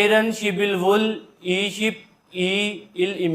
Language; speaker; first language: Korean; non-native, learner; Urdu